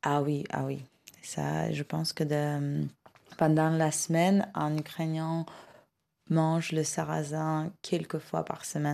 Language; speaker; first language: French; non-native, fluent; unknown